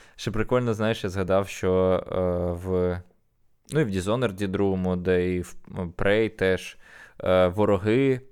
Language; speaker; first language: Ukrainian; native; Ukrainian